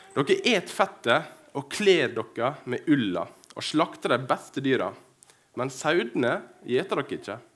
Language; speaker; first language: Norwegian; native; Norwegian